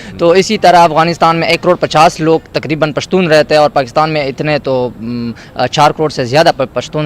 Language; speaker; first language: Hindi; non-native, local second language; Pashto